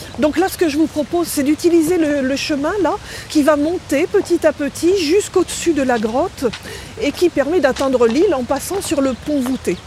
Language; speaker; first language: French; native; French